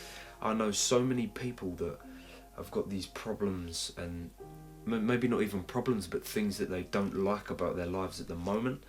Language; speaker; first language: English; native; English